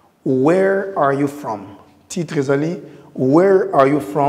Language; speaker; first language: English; non-native, fluent; Lingala